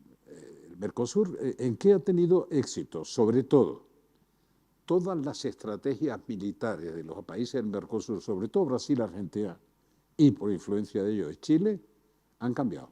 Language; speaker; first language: Spanish; native; Spanish